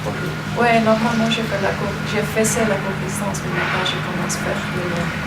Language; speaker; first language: French; non-native, fluent; Spanish